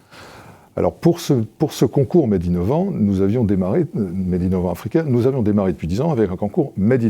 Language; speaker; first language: French; native; French